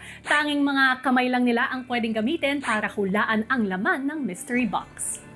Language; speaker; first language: Filipino; native; Filipino